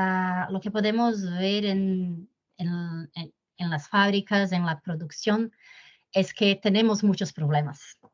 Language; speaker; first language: Spanish; non-native, fluent; Portuguese